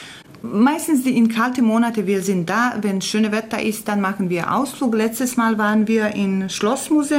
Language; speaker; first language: German; non-native, fluent; Croatian